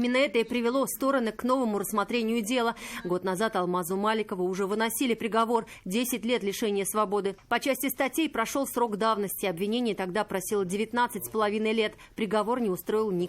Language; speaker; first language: Russian; native; Russian